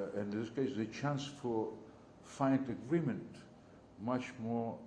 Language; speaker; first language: English; non-native, learner; Russian